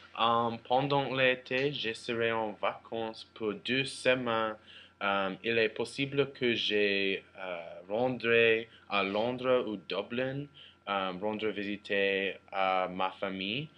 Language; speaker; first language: French; non-native, learner; English